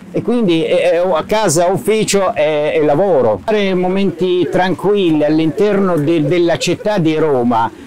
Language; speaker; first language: Italian; non-native, fluent; Arabic